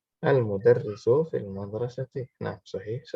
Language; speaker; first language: Arabic; non-native, fluent; Indonesian